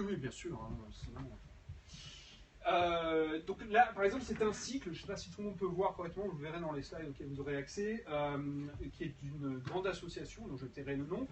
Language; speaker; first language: French; native; French